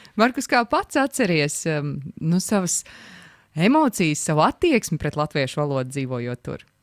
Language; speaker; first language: Latvian; native; Latvian